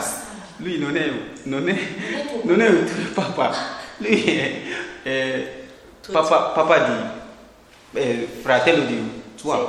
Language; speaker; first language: Italian; non-native, learner; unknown